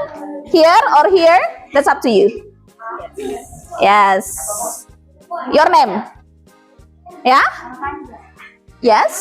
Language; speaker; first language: English; non-native, fluent; Indonesian